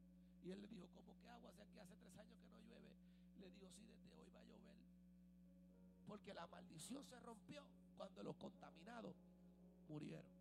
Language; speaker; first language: Spanish; native; Spanish